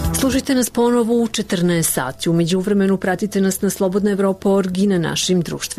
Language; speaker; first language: Croatian; native; Croatian